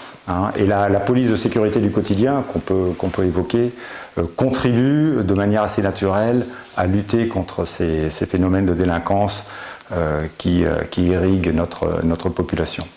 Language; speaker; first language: French; native; French